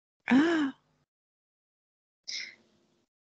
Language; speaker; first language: French; native; French